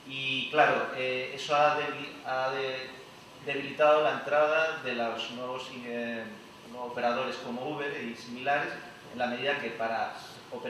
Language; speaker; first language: Spanish; native; Spanish